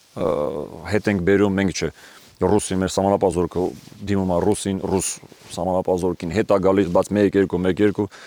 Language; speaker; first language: Armenian; native; Armenian